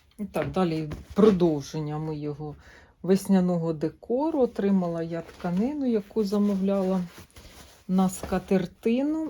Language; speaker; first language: Ukrainian; native; Ukrainian